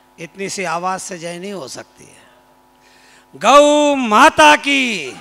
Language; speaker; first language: Hindi; native; Hindi